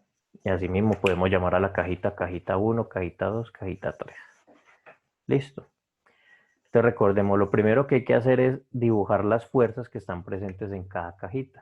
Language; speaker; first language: Spanish; native; Spanish